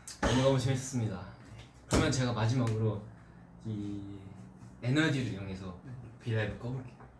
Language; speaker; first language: Korean; early bilingual, heritage; Korean